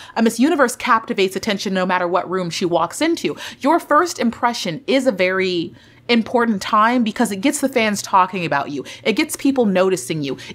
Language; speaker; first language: English; native; English